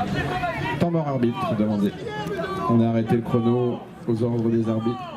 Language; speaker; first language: French; native; French